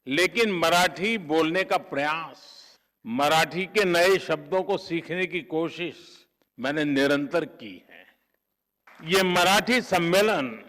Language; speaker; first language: Hindi; non-native, local second language; Gujarati